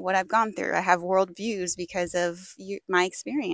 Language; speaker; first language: English; native; English